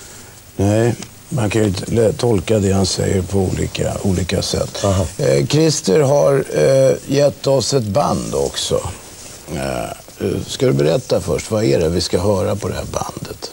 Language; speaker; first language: Swedish; native; Swedish